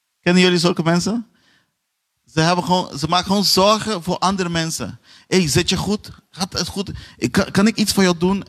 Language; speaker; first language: Dutch; non-native, fluent; Portuguese